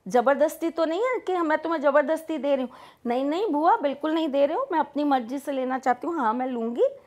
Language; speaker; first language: Hindi; native; Hindi